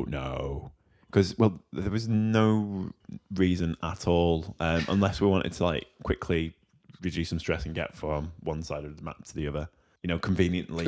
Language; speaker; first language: English; native; English